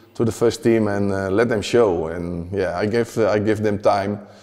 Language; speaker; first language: English; non-native, fluent; Dutch